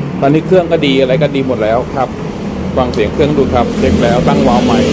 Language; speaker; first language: Thai; native; Thai